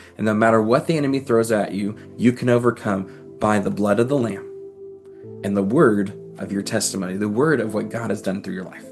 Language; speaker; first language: English; native; English